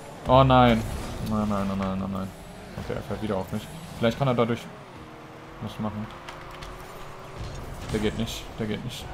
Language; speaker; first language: German; native; German